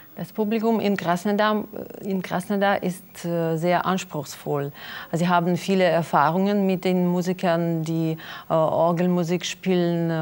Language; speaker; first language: German; non-native, learner; Russian